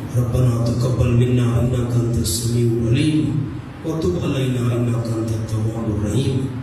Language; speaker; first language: Urdu; non-native, local second language; Pashto